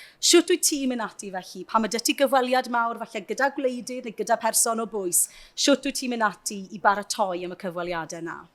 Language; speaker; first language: Welsh; native; Welsh